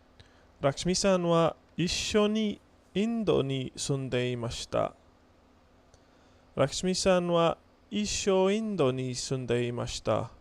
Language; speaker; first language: Japanese; non-native, learner; English